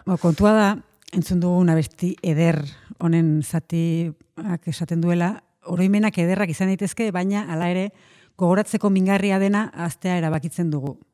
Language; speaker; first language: Basque; native; Basque